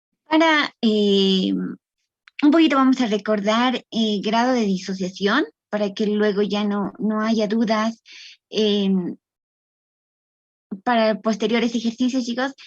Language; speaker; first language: Spanish; native; Spanish